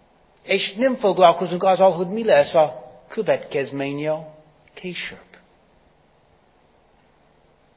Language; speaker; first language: Hungarian; non-native, fluent; English